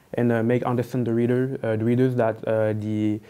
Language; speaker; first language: English; non-native, fluent; French